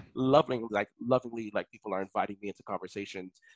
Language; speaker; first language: English; early bilingual, other home language; Haitian Creole